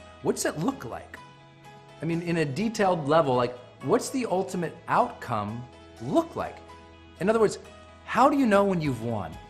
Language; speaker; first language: English; native; English